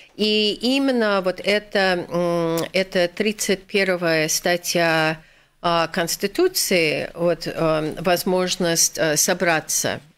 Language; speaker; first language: Russian; non-native, fluent; English